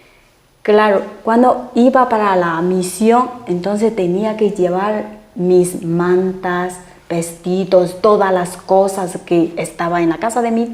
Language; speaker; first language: Spanish; non-native, fluent; Chinese